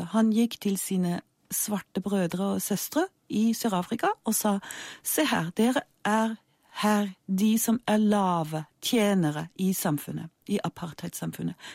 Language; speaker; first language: Norwegian; non-native, fluent; German